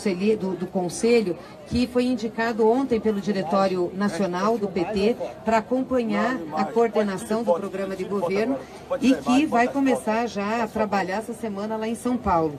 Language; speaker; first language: Portuguese; native; Portuguese